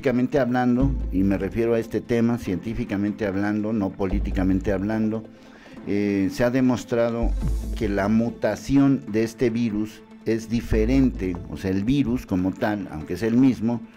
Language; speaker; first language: Spanish; native; Spanish